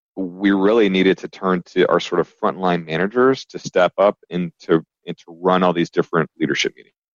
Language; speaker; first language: English; native; English